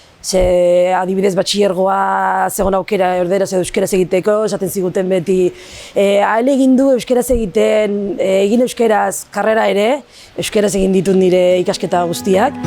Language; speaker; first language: Basque; non-native, local second language; Arabic